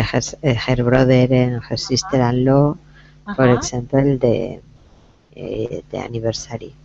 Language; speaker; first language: English; non-native, learner; Spanish